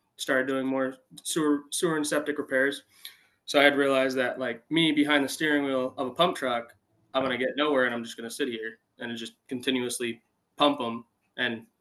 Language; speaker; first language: English; native; English